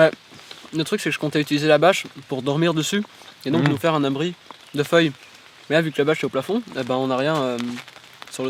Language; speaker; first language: French; native; French